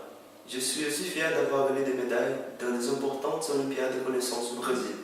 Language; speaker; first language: French; non-native, fluent; Portuguese